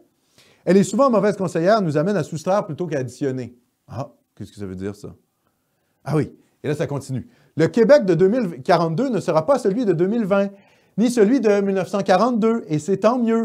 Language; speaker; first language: French; native; French